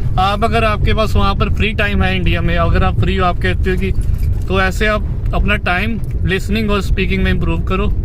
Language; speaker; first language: Hindi; non-native, local second language; Punjabi